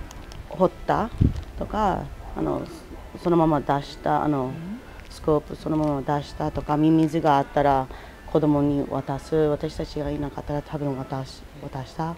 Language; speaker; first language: Japanese; non-native, learner; English